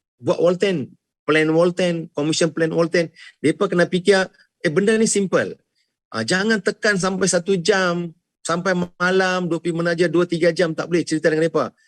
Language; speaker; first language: Malay; non-native, local second language; Tamil